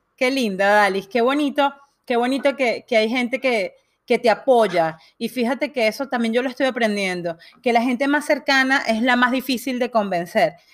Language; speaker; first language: Spanish; native; Spanish